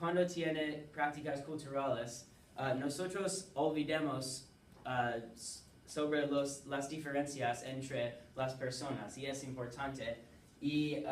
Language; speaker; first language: Spanish; non-native, learner; English